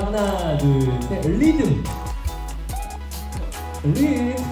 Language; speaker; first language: Korean; native; Korean